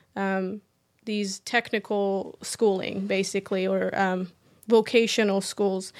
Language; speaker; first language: English; early bilingual, other home language; Persian